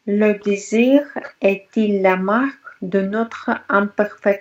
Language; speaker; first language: French; non-native, learner; Russian